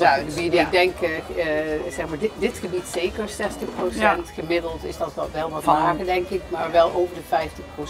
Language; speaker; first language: Dutch; native; Dutch